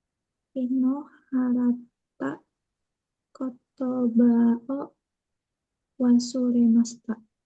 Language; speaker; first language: Japanese; non-native, learner; Indonesian